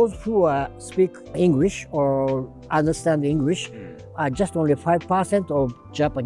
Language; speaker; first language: English; non-native, learner; Japanese